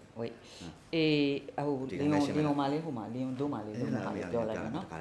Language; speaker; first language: French; non-native, learner; Burmese